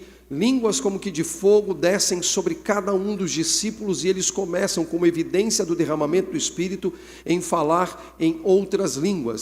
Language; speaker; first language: Portuguese; native; Portuguese